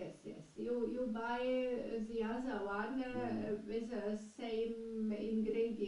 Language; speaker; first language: English; non-native, learner; German